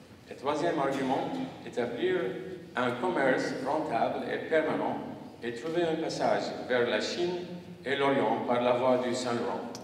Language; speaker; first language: French; non-native, local second language; Arabic